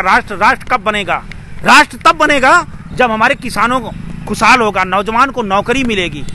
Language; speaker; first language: Hindi; native; Hindi